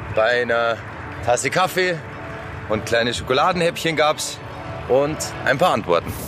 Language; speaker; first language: German; native; German